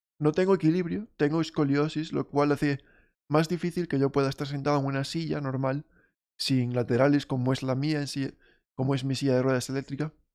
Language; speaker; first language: Spanish; native; Spanish